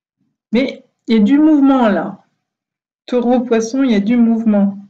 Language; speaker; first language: French; native; French